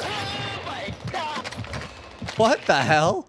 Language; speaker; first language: English; native; English